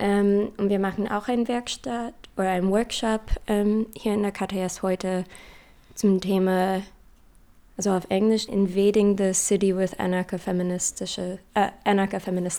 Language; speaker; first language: German; non-native, learner; English